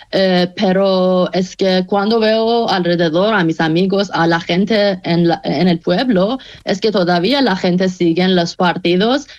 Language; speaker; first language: Spanish; non-native, fluent; Persian